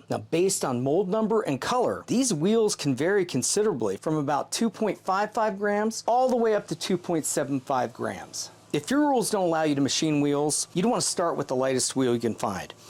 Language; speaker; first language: English; native; English